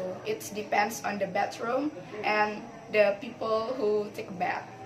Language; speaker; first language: English; non-native, learner; Indonesian